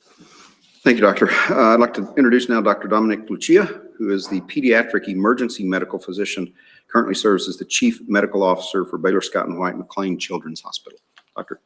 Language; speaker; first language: English; native; English